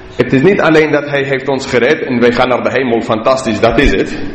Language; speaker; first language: Dutch; non-native, learner; English